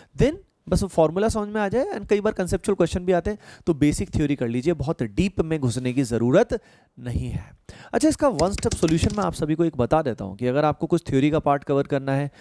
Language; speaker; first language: Hindi; native; Hindi